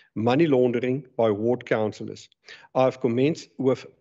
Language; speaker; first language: English; non-native, local second language; Afrikaans